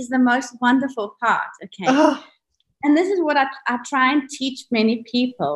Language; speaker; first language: English; native; English